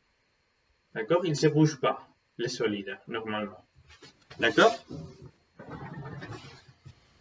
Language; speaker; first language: French; non-native, learner; Spanish